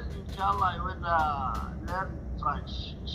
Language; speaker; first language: English; non-native, learner; Arabic